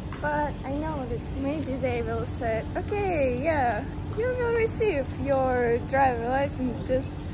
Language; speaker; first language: English; non-native, learner; Russian